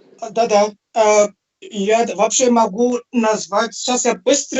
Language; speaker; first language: Russian; non-native, fluent; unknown